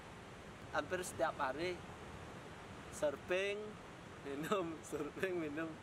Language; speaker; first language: Indonesian; non-native, local second language; Balinese